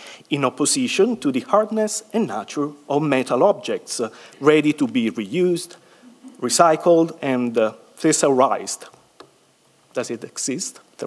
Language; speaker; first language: English; non-native, fluent; Italian